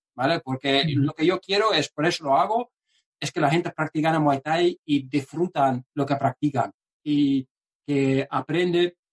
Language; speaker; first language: Spanish; non-native, fluent; Dutch